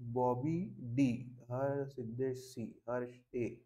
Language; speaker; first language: Hindi; non-native, local second language; Marathi